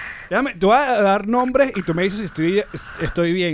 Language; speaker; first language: Spanish; native; Spanish